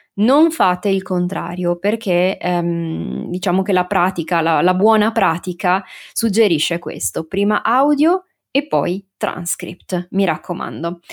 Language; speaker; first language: Italian; native; Italian